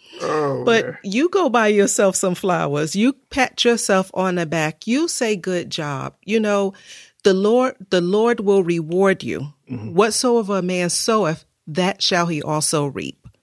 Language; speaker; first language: English; native; English